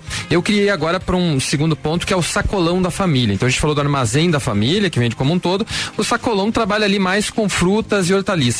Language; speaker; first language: Portuguese; native; Portuguese